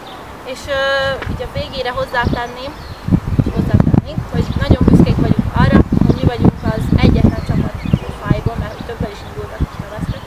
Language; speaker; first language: Hungarian; native; Hungarian